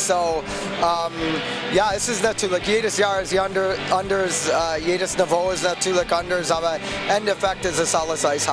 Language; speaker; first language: German; non-native, fluent; English